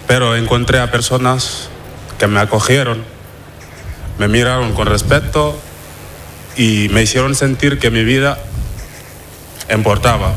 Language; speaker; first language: Spanish; non-native, fluent; Wolof